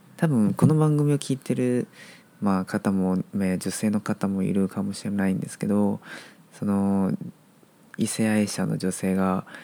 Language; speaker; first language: Japanese; non-native, fluent; Chinese